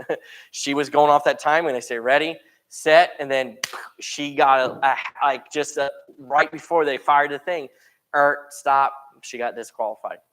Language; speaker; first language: English; native; English